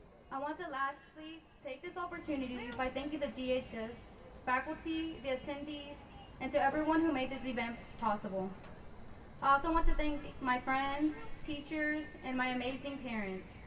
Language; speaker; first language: English; early bilingual, other home language; Spanish